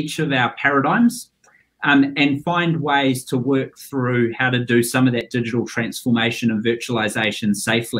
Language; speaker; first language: English; native; English